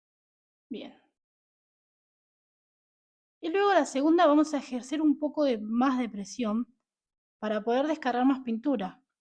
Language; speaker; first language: Spanish; native; Spanish